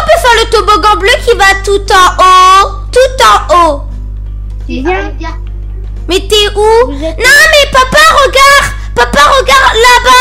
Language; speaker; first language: French; native; French